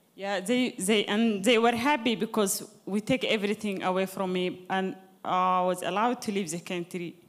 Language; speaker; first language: English; non-native, fluent; Arabic